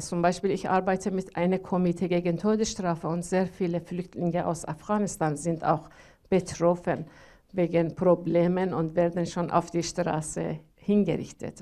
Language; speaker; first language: German; non-native, learner; Persian